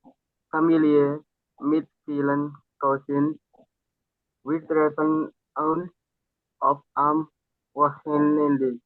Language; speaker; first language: German; non-native, learner; Indonesian